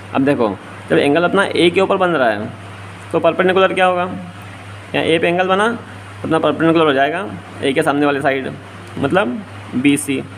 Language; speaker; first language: Hindi; native; Hindi